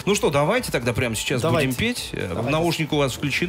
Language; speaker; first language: Russian; native; Russian